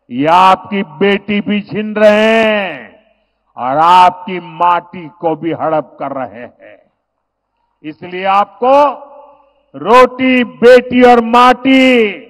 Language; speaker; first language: Hindi; native; Hindi